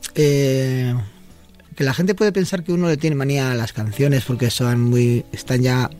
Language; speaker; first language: Spanish; native; Spanish